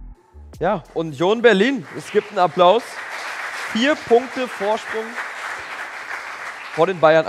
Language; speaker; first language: German; native; German